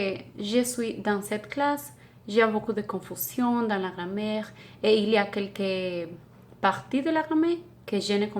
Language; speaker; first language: French; non-native, learner; Spanish